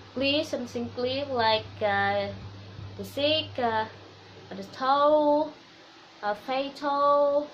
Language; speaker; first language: English; non-native, learner; Vietnamese